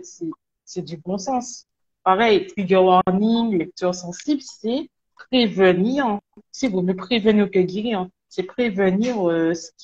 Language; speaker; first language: French; native; French